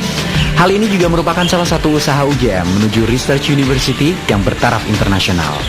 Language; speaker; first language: Indonesian; native; Indonesian